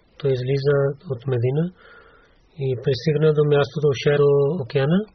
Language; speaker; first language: Bulgarian; non-native, learner; Urdu